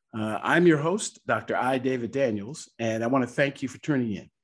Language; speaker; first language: English; native; English